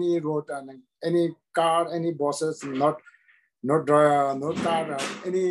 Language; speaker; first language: English; non-native, local second language; Sherpa